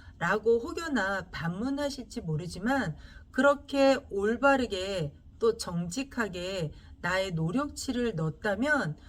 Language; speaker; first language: Korean; native; Korean